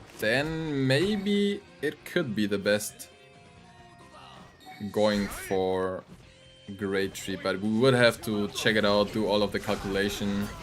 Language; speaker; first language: English; non-native, fluent; German